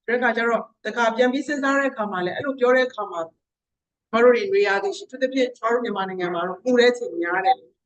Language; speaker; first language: Burmese; native; Burmese